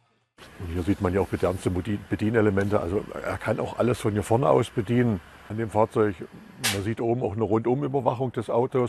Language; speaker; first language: German; native; German